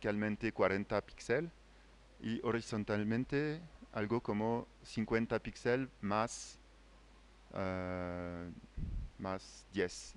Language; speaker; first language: Spanish; non-native, fluent; French